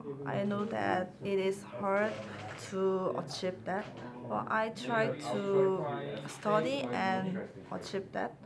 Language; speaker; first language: English; non-native, learner; Korean